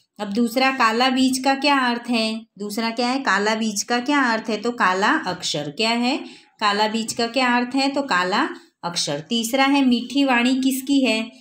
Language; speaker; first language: Hindi; non-native, local second language; Gujarati